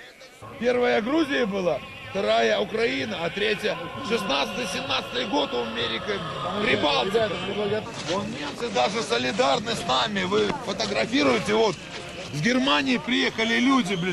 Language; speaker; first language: Russian; native; Russian